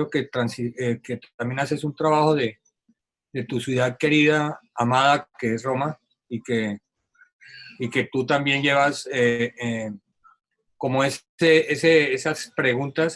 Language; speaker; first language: Spanish; native; Spanish